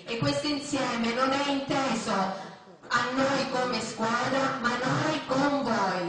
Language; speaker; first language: Italian; native; Italian